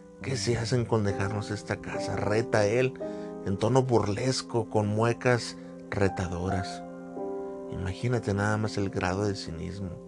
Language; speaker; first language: Spanish; native; Spanish